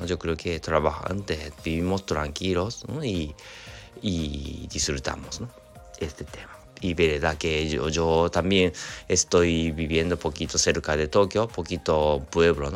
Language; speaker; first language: Spanish; non-native, learner; Japanese